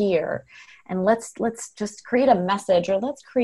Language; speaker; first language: English; native; English